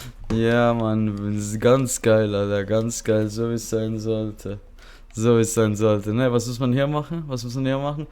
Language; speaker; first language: German; non-native, local second language; Swiss German